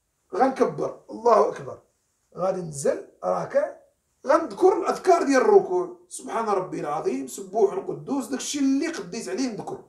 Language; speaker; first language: Arabic; native; Arabic